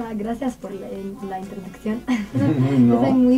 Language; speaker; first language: Spanish; non-native, learner; Romanian